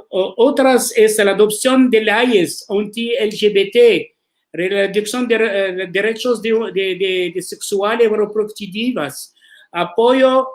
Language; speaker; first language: Spanish; non-native, learner; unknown